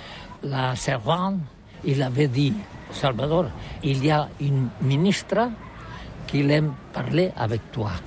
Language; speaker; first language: French; non-native, learner; Catalan